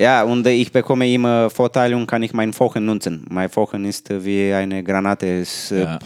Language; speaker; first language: German; non-native, learner; Romanian